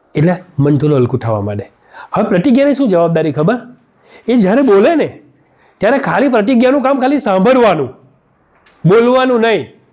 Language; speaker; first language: Gujarati; native; Gujarati